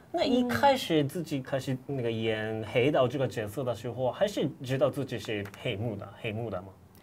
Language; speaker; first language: Chinese; non-native, fluent; Japanese